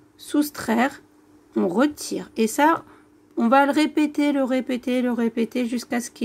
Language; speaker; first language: French; native; French